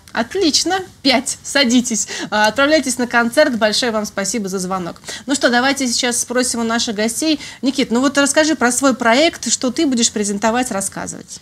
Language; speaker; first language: Russian; native; Russian